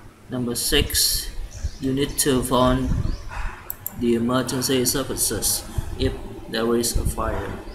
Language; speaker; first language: English; non-native, fluent; Vietnamese